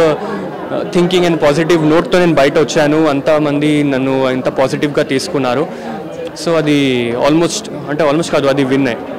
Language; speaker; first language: Telugu; non-native, local second language; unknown